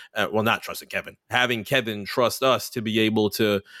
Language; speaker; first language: English; native; English